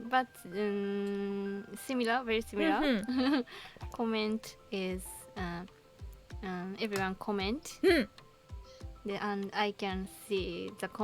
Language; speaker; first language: English; non-native, learner; Japanese